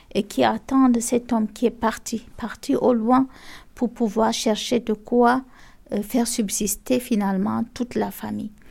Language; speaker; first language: French; non-native, local second language; Fula